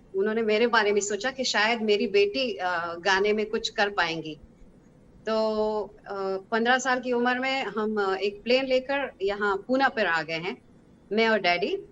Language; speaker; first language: Hindi; early bilingual, heritage; Hebrew